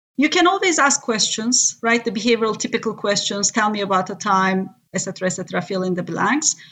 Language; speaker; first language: English; non-native, fluent; Turkish